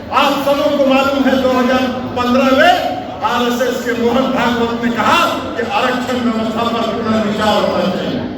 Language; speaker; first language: Hindi; native; Hindi